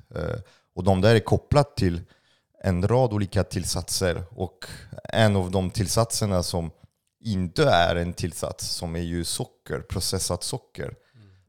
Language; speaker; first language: Swedish; non-native, fluent; French